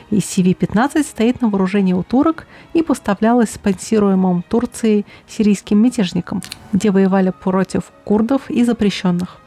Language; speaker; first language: Russian; native; Russian